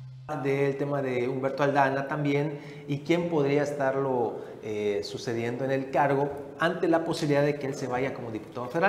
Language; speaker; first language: Spanish; native; Spanish